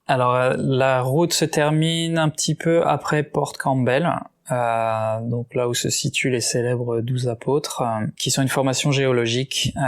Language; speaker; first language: French; native; French